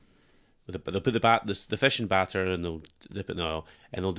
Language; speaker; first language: English; native; English